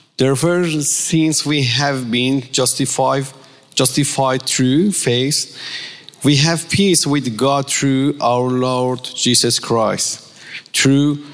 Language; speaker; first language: English; non-native, fluent; Persian